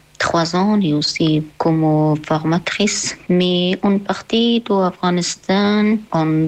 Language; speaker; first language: French; non-native, learner; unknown